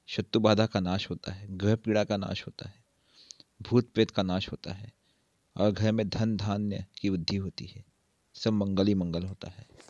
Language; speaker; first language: Hindi; native; Hindi